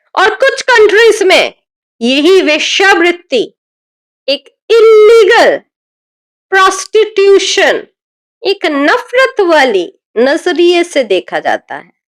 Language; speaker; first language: Hindi; non-native, local second language; Bangla